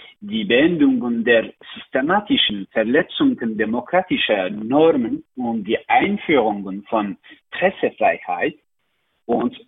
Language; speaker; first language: German; non-native, learner; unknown